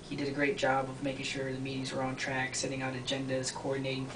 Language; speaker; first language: English; native; English